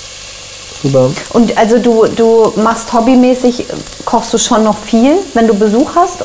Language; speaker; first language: German; native; German